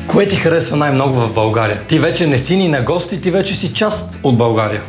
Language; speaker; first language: Bulgarian; native; Bulgarian